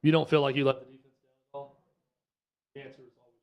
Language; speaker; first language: English; native; English